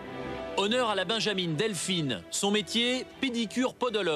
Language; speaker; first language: French; native; French